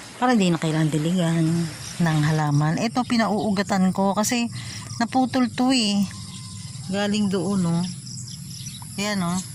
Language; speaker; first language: Filipino; native; Filipino